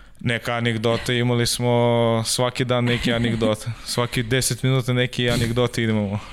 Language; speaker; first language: Serbian; non-native, learner; Russian